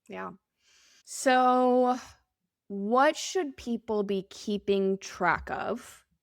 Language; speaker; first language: English; native; English